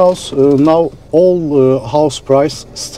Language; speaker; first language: English; non-native, learner; Turkish